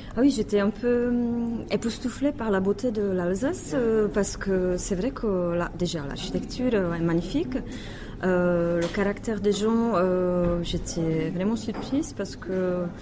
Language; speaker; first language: French; non-native, fluent; Czech